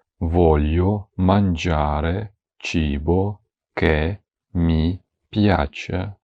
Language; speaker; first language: Italian; non-native, fluent; Ukrainian